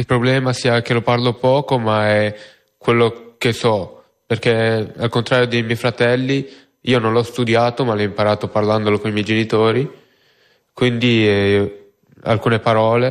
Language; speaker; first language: Italian; non-native, local second language; Tamil